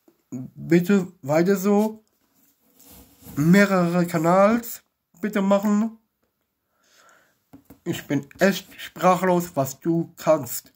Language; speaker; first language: German; non-native, learner; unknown